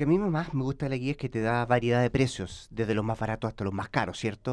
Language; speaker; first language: Spanish; native; Spanish